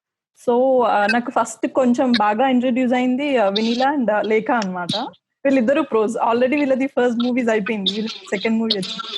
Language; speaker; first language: Telugu; early bilingual, heritage; Telugu